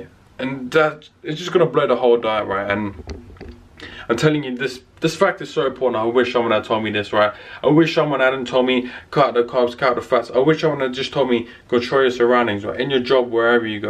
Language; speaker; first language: English; native; English